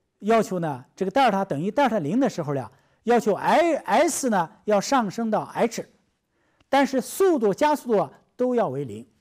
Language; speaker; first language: Chinese; native; Chinese